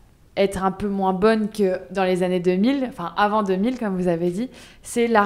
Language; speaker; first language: French; native; French